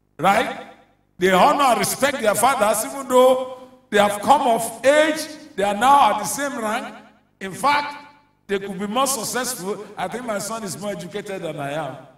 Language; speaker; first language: English; non-native, local second language; Yoruba